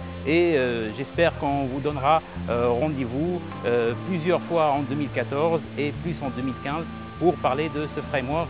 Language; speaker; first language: French; non-native, local second language; Arabic